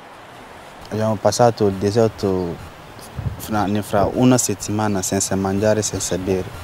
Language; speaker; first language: Italian; non-native, learner; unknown